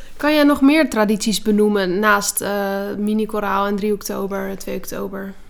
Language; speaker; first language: Dutch; native; Dutch